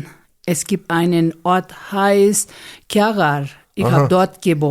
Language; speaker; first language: German; non-native, learner; Ladakhi